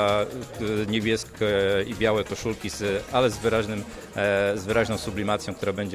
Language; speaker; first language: Polish; native; Polish